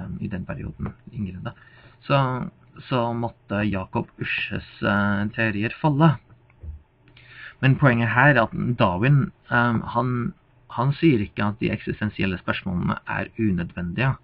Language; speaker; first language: Norwegian; non-native, fluent; English